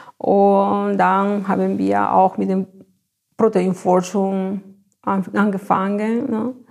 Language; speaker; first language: German; non-native, fluent; Spanish